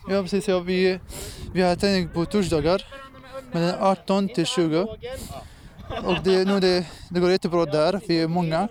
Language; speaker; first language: Swedish; non-native, fluent; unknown